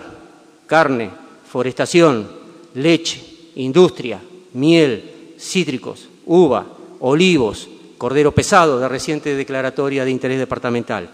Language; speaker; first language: Spanish; native; Spanish